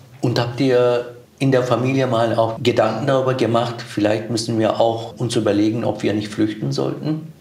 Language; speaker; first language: German; early bilingual, other home language; Turkish